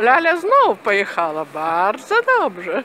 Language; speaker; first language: Polish; non-native, fluent; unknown